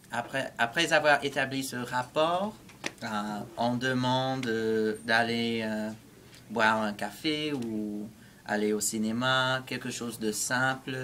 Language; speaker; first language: French; non-native, fluent; English